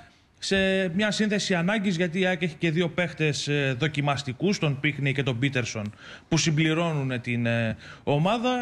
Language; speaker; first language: Greek; native; Greek